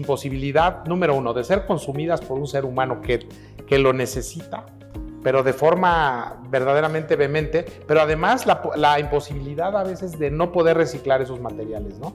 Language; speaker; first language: Spanish; native; Spanish